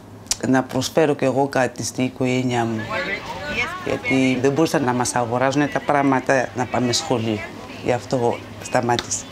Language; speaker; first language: Greek; non-native, fluent; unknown